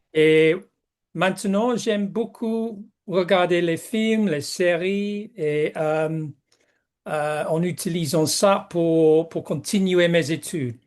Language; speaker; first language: French; non-native, fluent; English